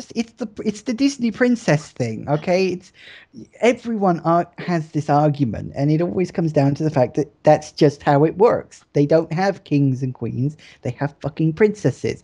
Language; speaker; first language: English; native; English